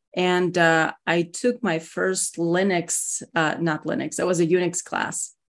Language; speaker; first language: English; non-native, fluent; Russian